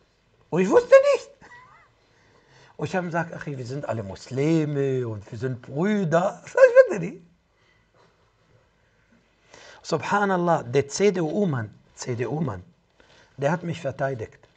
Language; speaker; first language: German; non-native, fluent; Arabic